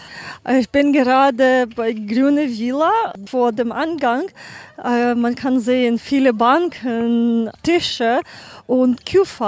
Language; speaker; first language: German; non-native, learner; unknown